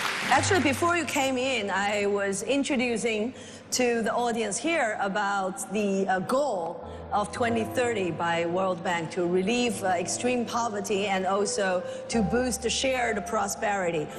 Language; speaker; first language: English; non-native, fluent; Chinese